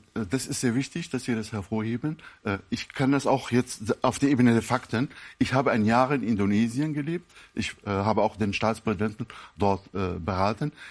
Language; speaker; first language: German; non-native, fluent; Arabic